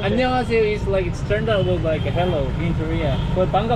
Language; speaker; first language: English; non-native, learner; Korean